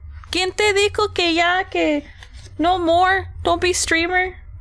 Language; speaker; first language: Spanish; early bilingual, heritage; Spanish